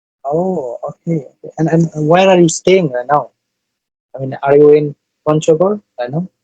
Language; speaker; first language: English; non-native, learner; Bangla